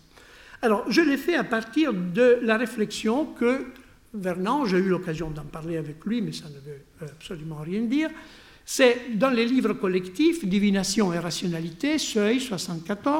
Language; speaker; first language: French; non-native, fluent; Italian